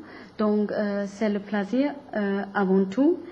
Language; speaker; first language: French; non-native, learner; German